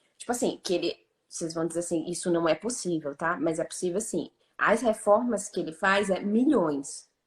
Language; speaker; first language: Portuguese; native; Portuguese